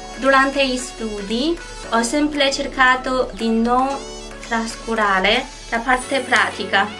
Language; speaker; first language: Italian; non-native, fluent; Chinese